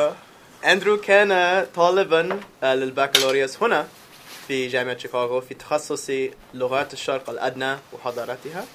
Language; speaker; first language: Arabic; non-native, fluent; English